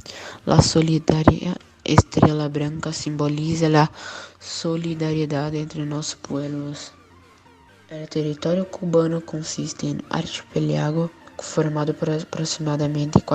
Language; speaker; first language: Spanish; non-native, learner; Portuguese